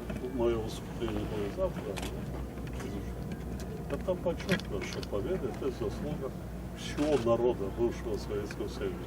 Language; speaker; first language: Russian; non-native, local second language; Tajik